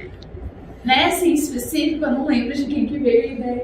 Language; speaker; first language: Portuguese; native; Portuguese